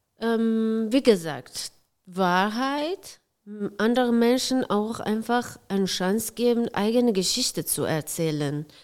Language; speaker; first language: German; non-native, fluent; Persian